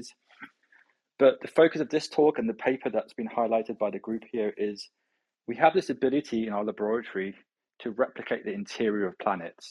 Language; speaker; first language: English; native; English